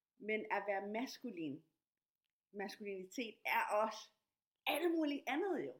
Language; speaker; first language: Danish; non-native, fluent; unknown